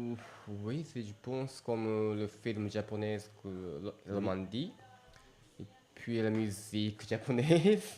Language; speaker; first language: French; non-native, learner; Japanese